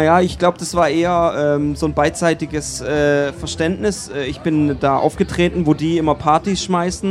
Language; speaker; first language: German; native; German